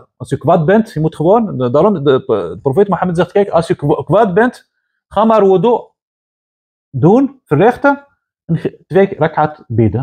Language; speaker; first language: Dutch; non-native, fluent; Arabic